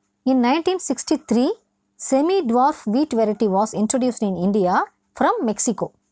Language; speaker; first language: English; non-native, local second language; Tamil